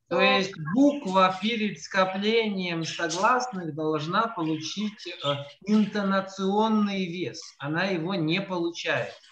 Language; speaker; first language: Russian; native; Russian